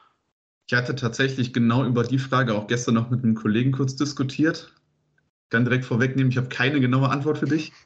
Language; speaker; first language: German; native; German